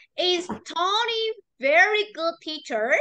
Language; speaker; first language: English; non-native, learner; Vietnamese